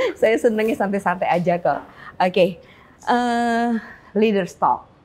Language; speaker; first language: Indonesian; native; Indonesian